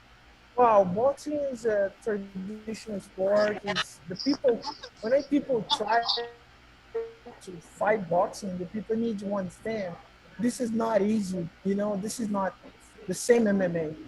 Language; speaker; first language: English; non-native, learner; Portuguese